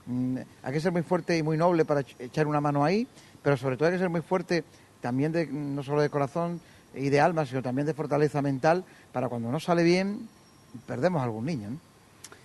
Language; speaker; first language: Spanish; native; Spanish